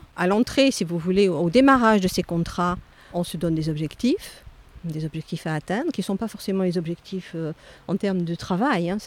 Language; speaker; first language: French; native; French